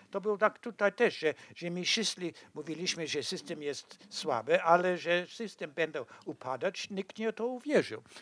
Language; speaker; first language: Polish; non-native, fluent; English